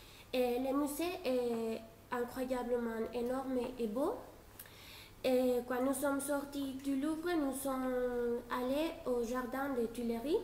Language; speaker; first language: French; non-native, fluent; Spanish